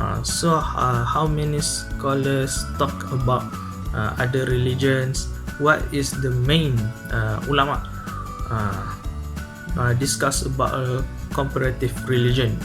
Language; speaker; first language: English; non-native, learner; Malay